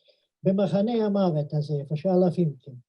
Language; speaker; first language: Hebrew; non-native, fluent; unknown